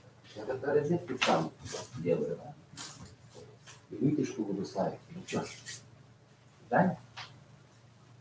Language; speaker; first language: Russian; native; Russian